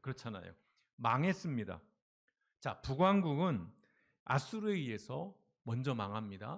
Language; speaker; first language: Korean; native; Korean